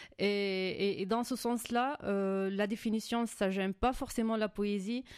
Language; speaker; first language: French; non-native, fluent; Arabic